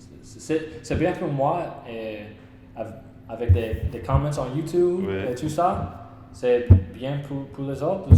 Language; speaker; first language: French; non-native, learner; English